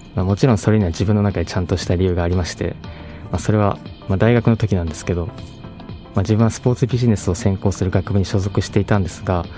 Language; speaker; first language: Japanese; native; Japanese